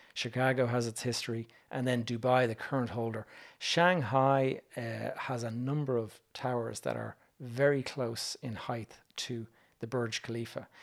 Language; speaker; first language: English; native; English